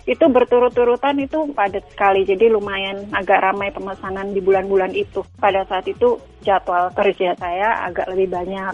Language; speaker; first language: Indonesian; native; Indonesian